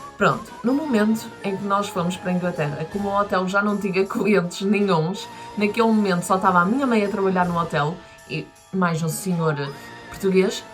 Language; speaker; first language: Portuguese; native; Portuguese